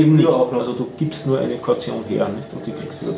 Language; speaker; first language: German; native; German